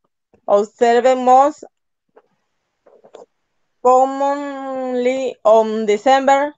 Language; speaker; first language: English; non-native, learner; Spanish